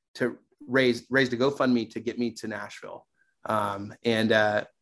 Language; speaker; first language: English; native; English